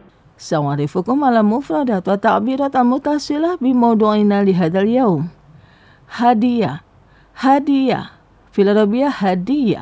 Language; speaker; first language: Arabic; non-native, fluent; Indonesian